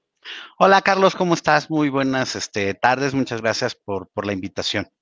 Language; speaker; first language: Spanish; native; Spanish